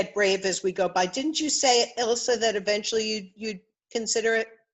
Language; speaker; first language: English; native; English